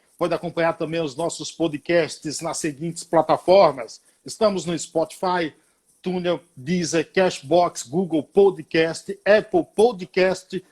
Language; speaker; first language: Portuguese; native; Portuguese